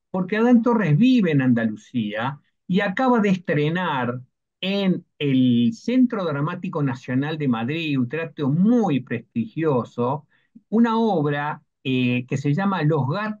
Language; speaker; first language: Spanish; native; Spanish